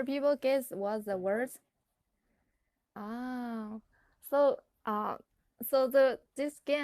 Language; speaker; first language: English; non-native, learner; Chinese